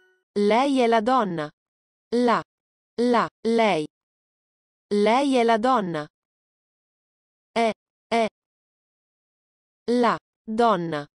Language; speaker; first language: Italian; non-native, learner; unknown